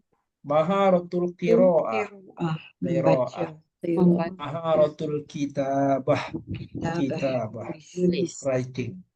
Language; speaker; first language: Malay; native; Malay